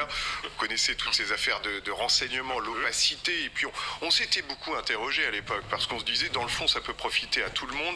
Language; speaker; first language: French; native; French